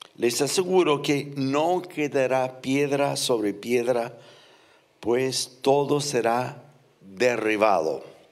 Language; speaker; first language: Spanish; non-native, fluent; English